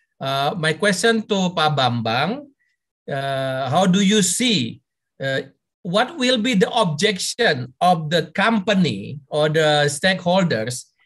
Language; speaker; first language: English; non-native, fluent; Indonesian